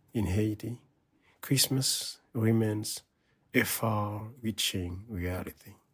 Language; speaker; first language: English; non-native, fluent; Haitian Creole